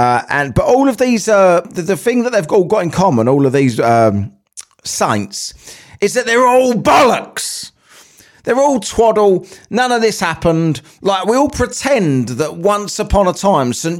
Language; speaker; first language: English; native; English